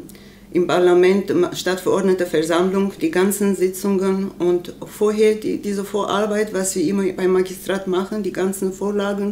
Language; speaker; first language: German; non-native, learner; Armenian